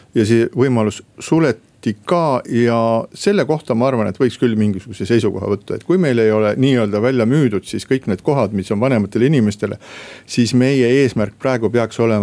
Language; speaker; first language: Estonian; native; Estonian